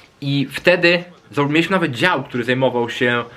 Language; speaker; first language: Polish; native; Polish